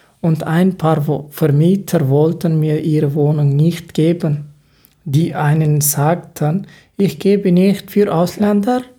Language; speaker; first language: German; non-native, learner; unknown